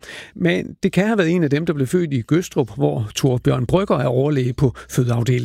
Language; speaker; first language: Danish; native; Danish